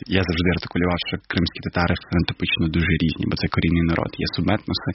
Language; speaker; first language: Ukrainian; non-native, local second language; Crimean Tatar